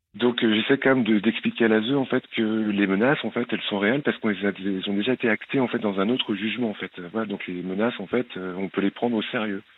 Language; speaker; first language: French; native; French